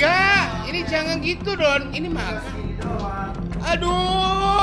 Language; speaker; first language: Indonesian; non-native, fluent; Japanese